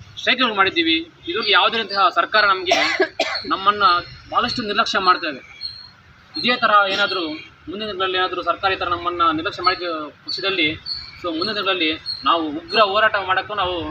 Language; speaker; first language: Kannada; native; Kannada